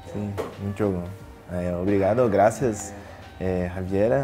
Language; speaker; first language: Spanish; non-native, learner; Portuguese